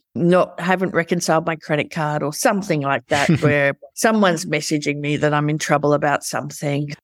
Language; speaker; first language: English; native; English